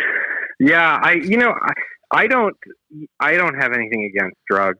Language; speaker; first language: English; native; English